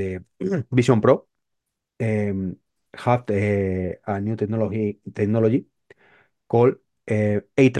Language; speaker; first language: English; non-native, learner; Spanish